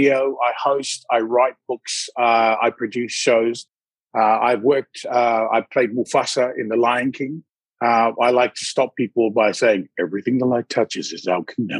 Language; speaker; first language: English; native; English